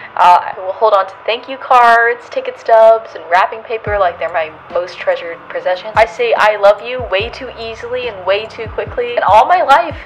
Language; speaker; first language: English; native; English